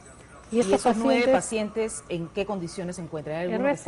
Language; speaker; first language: Spanish; native; Spanish